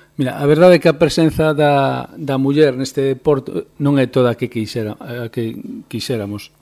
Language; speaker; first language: Galician; native; Galician